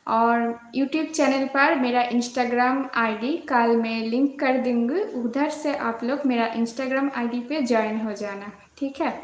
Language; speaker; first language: Hindi; non-native, local second language; Bangla